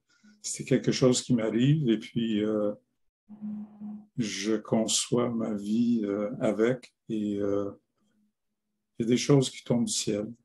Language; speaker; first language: French; non-native, local second language; English